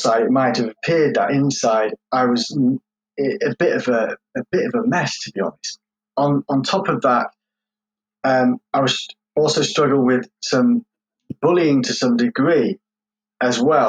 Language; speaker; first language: English; native; English